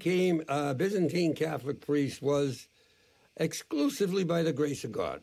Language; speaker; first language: English; native; English